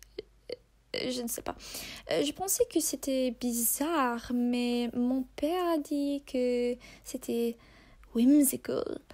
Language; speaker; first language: French; non-native, learner; English